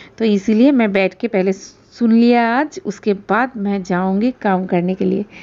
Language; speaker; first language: Hindi; non-native, local second language; Bangla